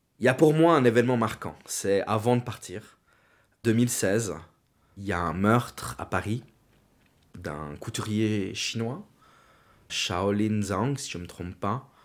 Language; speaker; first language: French; native; French